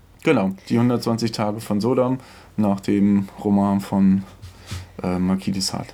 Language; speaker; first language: German; native; German